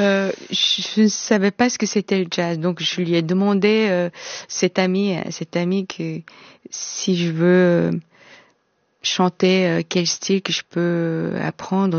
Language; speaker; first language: French; non-native, fluent; Korean